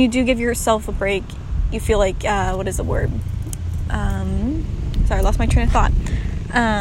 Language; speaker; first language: English; native; English